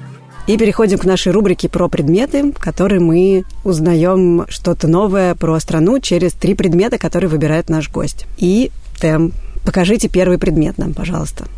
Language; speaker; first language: Russian; native; Russian